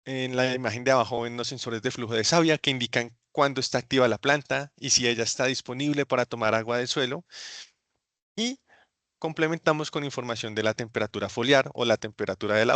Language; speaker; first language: Spanish; native; Spanish